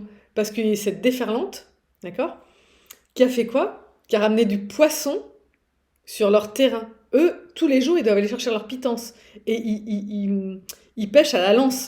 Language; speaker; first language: French; native; French